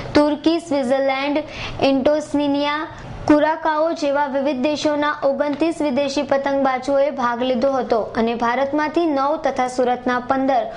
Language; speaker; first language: Gujarati; native; Gujarati